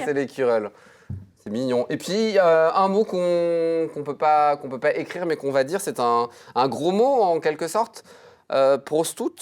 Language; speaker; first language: French; native; French